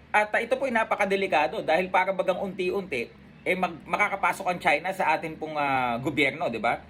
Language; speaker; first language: Filipino; native; Filipino